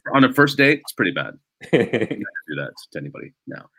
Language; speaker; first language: English; native; English